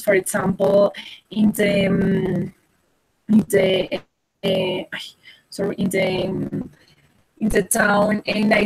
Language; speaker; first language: English; non-native, learner; Spanish